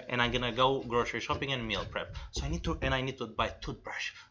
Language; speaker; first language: English; non-native, fluent; Romanian